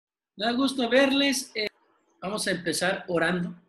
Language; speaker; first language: Spanish; native; Spanish